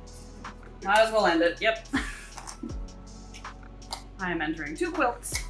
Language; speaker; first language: English; native; English